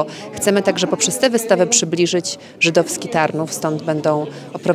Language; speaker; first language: Polish; native; Polish